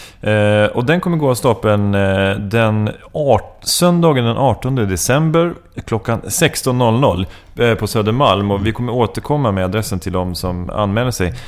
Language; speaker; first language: Swedish; native; Swedish